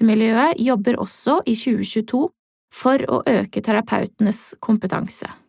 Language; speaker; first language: Norwegian; native; Norwegian